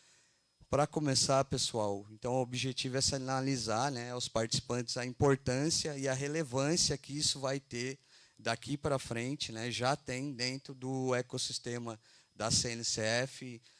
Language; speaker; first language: Portuguese; native; Portuguese